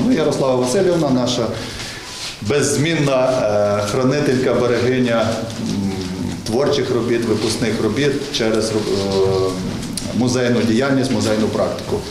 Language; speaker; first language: Ukrainian; native; Ukrainian